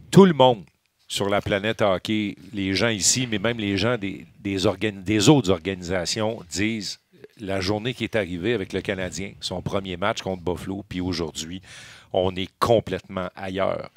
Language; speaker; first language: French; native; French